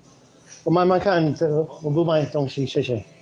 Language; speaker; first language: Chinese; non-native, learner; English